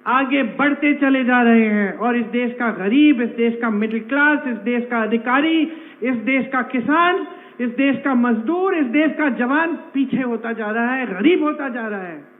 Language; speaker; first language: Hindi; native; Hindi